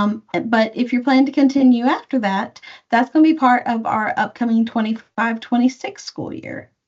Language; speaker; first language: English; native; English